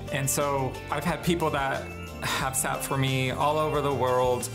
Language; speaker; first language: English; native; English